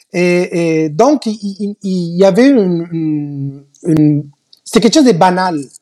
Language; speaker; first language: French; native; French